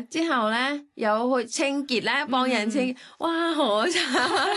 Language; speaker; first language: Cantonese; non-native, fluent; Thai